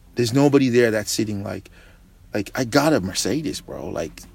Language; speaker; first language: English; non-native, local second language; Bemba